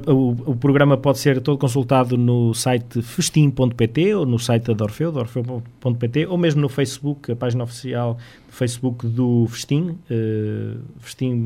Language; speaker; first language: Portuguese; native; Portuguese